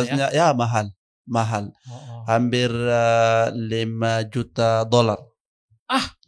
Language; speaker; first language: Indonesian; non-native, learner; Arabic